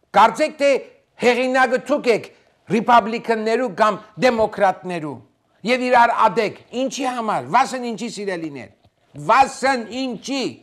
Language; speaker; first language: Armenian; native; Armenian